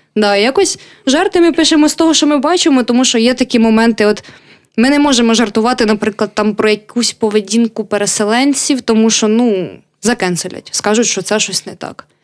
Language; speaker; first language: Ukrainian; native; Ukrainian